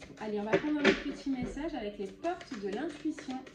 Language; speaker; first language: French; native; French